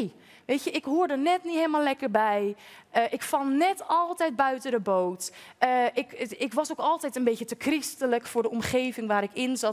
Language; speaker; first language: Dutch; native; Dutch